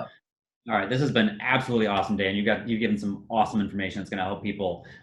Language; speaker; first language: English; native; English